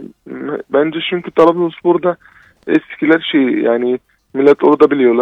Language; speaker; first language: Turkish; non-native, fluent; Arabic